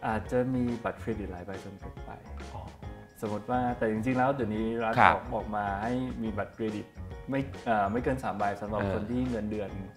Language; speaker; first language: Thai; native; Thai